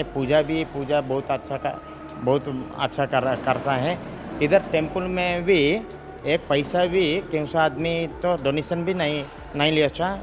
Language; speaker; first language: Hindi; non-native, local second language; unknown